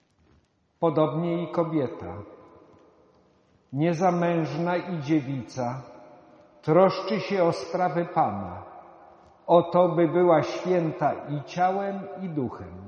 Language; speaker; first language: Polish; native; Polish